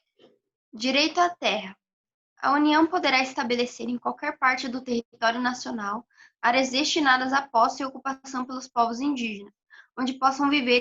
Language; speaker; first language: Portuguese; native; Portuguese